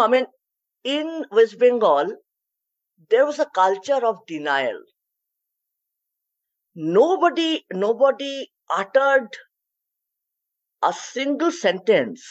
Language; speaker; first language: English; non-native, local second language; Bangla